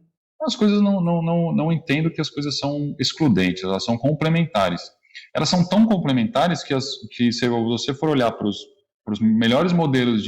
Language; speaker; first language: Portuguese; native; Portuguese